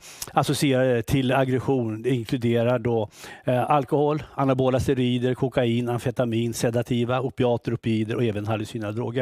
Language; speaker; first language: Swedish; native; Swedish